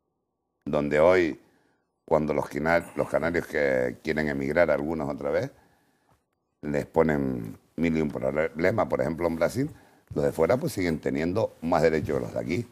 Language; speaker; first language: Spanish; native; Spanish